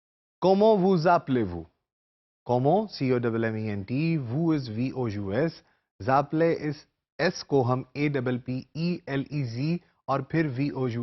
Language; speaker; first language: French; non-native, fluent; Urdu